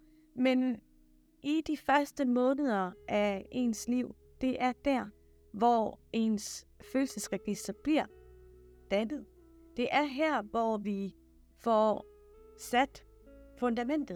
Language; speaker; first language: Danish; native; Danish